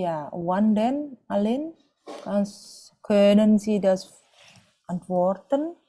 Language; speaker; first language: German; non-native, fluent; Indonesian